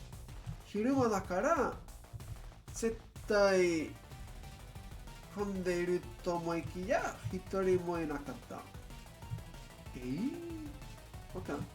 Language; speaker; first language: Japanese; non-native, learner; English